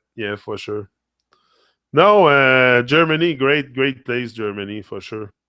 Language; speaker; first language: English; non-native, fluent; French